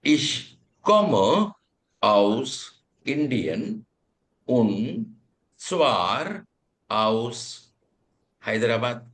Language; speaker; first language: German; non-native, fluent; Telugu